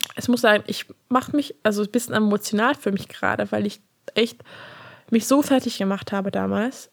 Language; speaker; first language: German; non-native, fluent; Hungarian